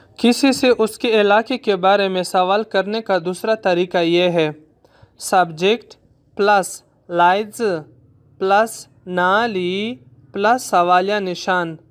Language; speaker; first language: Urdu; non-native, local second language; Pashto